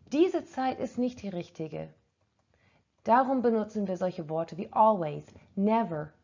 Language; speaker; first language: German; non-native, fluent; English